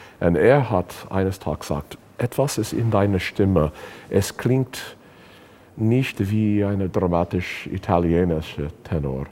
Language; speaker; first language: German; non-native, learner; English